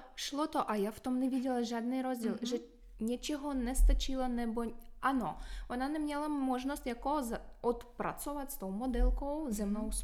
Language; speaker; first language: Czech; non-native, fluent; Ukrainian